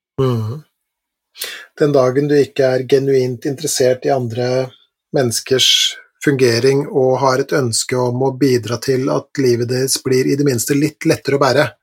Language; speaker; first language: Norwegian; native; Norwegian